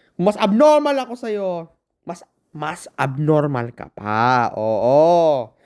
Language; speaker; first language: Filipino; non-native, local second language; Iloko